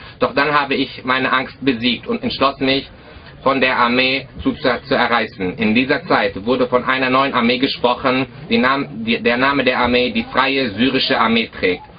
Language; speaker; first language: German; early bilingual, other home language; Arabic